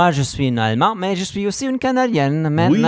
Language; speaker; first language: French; non-native, learner; German